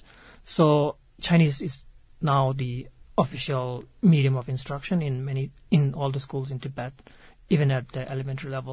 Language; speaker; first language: English; non-native, local second language; Tibetan